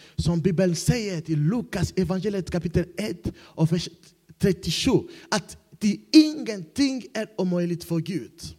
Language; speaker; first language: Swedish; non-native, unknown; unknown